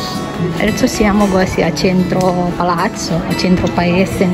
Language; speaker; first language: Italian; non-native, learner; Indonesian